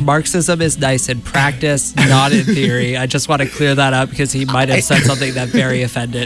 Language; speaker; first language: English; native; English